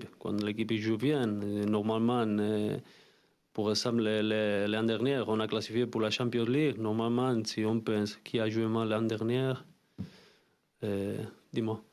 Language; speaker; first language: French; non-native, fluent; Spanish